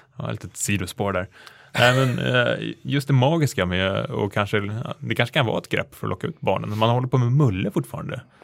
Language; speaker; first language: Swedish; native; Swedish